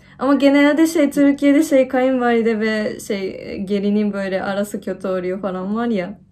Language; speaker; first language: Turkish; non-native, fluent; Japanese